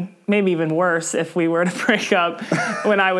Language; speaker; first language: English; native; English